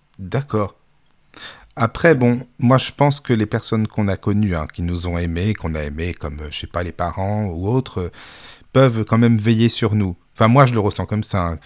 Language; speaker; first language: French; native; French